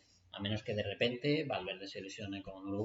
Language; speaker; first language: Spanish; native; Spanish